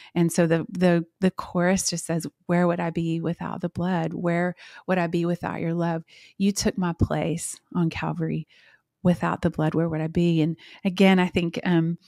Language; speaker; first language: English; native; English